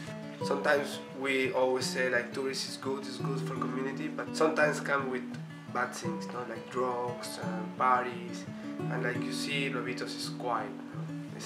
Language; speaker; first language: English; non-native, fluent; Spanish